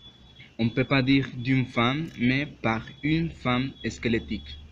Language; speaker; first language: French; non-native, learner; Spanish